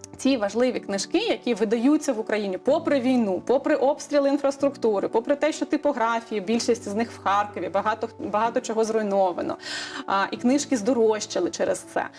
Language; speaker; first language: Ukrainian; native; Ukrainian